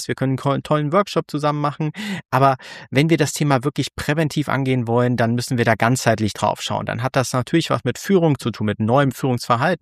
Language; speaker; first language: German; native; German